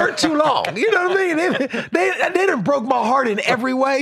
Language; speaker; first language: English; native; English